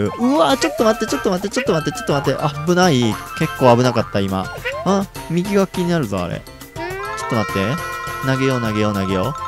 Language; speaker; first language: Japanese; native; Japanese